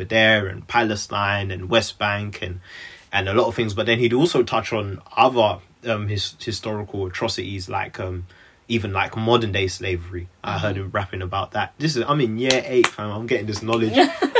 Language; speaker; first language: English; native; English